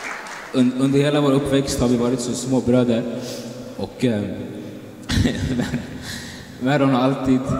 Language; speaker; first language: Swedish; early bilingual, other home language; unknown